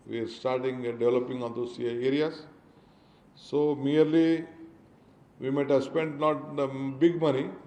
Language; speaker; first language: English; non-native, local second language; Kannada